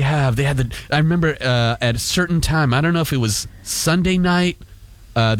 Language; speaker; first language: English; native; English